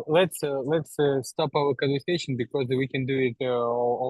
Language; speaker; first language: English; non-native, learner; Ukrainian